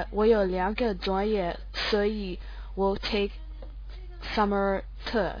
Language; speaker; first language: Chinese; non-native, learner; English